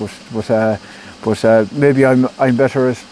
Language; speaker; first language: English; native; English